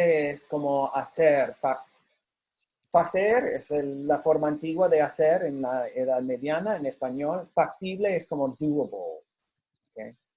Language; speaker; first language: Spanish; non-native, fluent; English